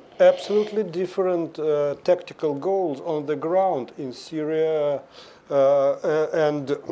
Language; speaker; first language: English; non-native, fluent; Russian